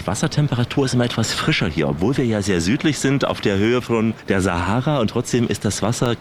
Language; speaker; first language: German; native; German